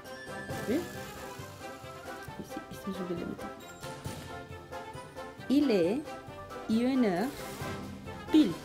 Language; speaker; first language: French; non-native, fluent; Spanish